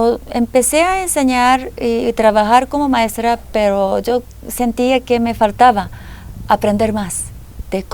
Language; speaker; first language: Spanish; non-native, fluent; Japanese